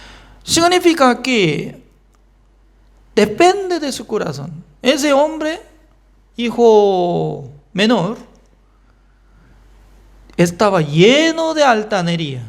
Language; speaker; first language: Spanish; non-native, fluent; Korean